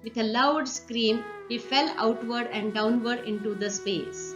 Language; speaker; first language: English; non-native, local second language; Marathi